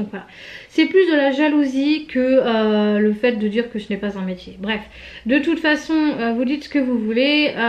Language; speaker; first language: French; native; French